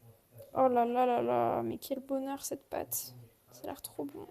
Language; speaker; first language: French; native; French